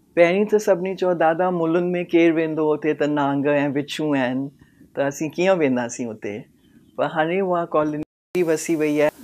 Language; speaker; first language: Sindhi; native; Sindhi